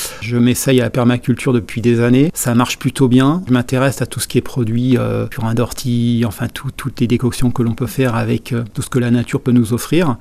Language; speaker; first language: French; native; French